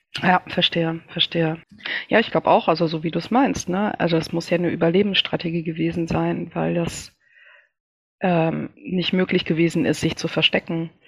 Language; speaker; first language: German; early bilingual, other home language; Kinyarwanda